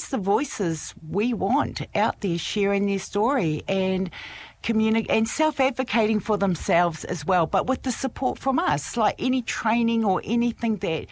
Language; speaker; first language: English; native; English